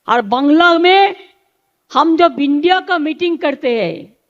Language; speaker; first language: Hindi; non-native, local second language; Bangla